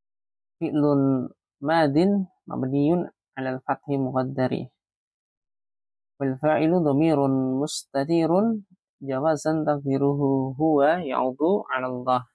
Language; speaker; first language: Arabic; non-native, fluent; Indonesian